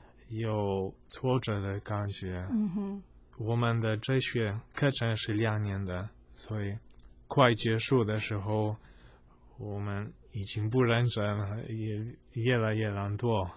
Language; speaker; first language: Chinese; non-native, fluent; Polish